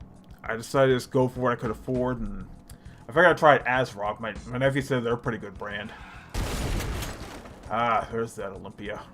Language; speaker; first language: English; native; English